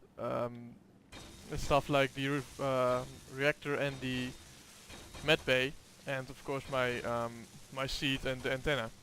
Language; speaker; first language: English; non-native, fluent; Dutch